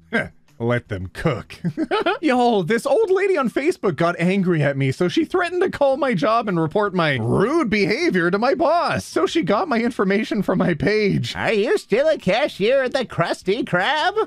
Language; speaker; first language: English; native; English